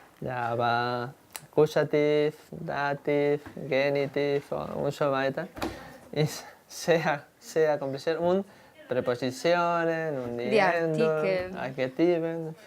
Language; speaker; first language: German; non-native, learner; Spanish